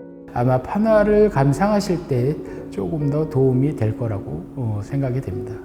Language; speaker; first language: Korean; native; Korean